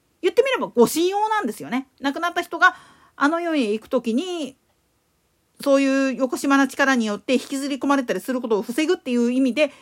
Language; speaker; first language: Japanese; native; Japanese